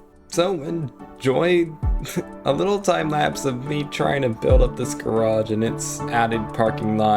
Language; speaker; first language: English; native; English